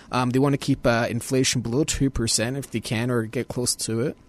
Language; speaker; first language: English; native; English